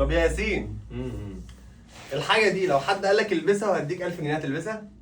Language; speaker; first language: Arabic; native; Arabic